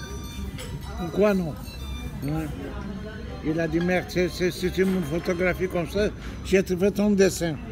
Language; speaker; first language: French; non-native, learner; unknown